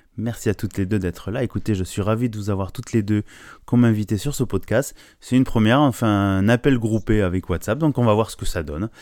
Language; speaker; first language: French; native; French